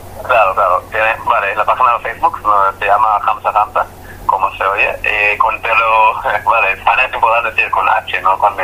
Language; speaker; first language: Spanish; non-native, fluent; Hebrew